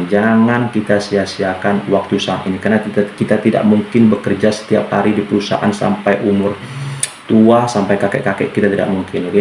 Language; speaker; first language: Indonesian; native; Indonesian